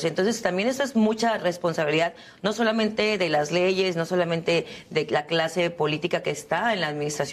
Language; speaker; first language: Spanish; native; Spanish